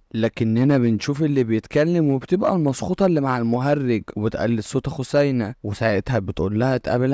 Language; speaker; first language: Arabic; native; Arabic